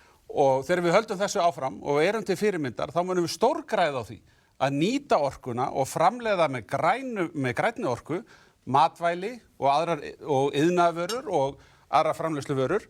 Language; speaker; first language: Icelandic; native; Icelandic